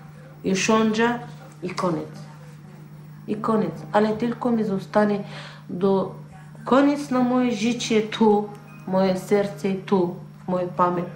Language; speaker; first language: Polish; non-native, learner; Turkish